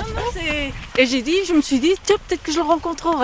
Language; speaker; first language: French; native; French